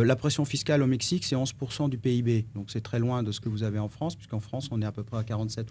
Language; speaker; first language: French; native; French